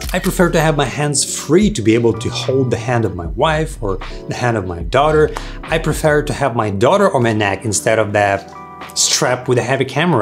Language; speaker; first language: English; non-native, fluent; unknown